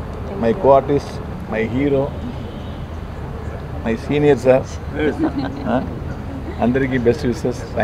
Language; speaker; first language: Telugu; non-native, learner; Tamil